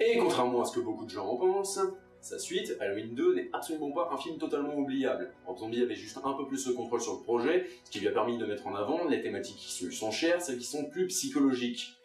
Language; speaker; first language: French; native; French